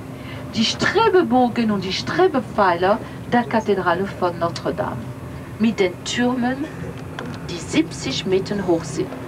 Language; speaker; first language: German; non-native, fluent; French